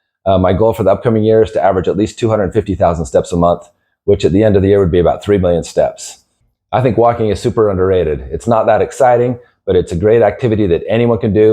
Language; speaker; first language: English; native; English